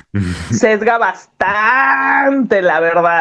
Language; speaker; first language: Spanish; native; Spanish